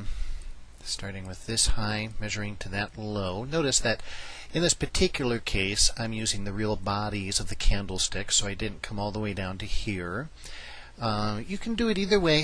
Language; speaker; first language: English; native; English